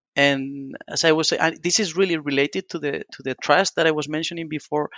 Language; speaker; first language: English; non-native, fluent; Spanish